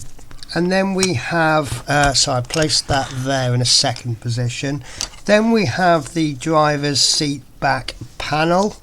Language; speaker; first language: English; native; English